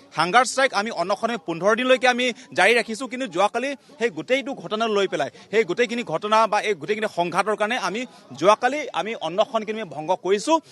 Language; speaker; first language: Assamese; non-native, local second language; Karbi